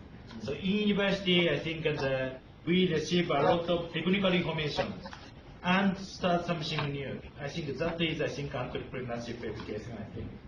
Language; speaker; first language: English; non-native, fluent; Japanese